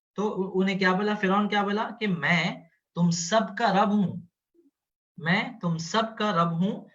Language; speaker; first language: Urdu; native; Urdu